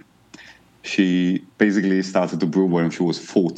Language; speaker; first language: English; non-native, fluent; Italian